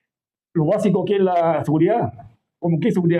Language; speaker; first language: Spanish; native; Spanish